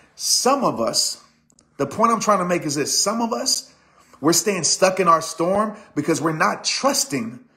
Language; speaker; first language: English; native; English